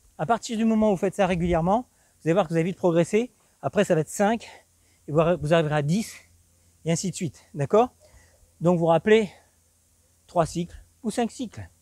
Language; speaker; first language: French; native; French